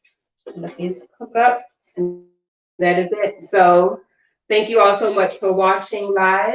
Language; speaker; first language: English; native; English